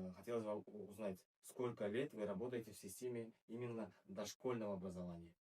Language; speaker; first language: Russian; non-native, local second language; Kazakh